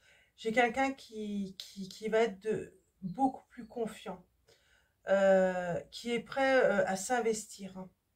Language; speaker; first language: French; native; French